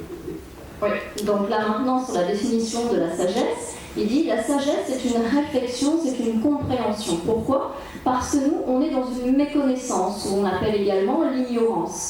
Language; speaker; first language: French; native; French